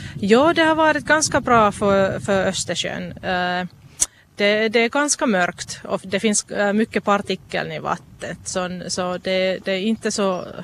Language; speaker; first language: Swedish; non-native, local second language; Finnish